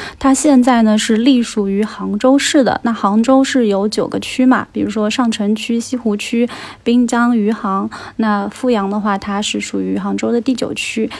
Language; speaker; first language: Chinese; native; Chinese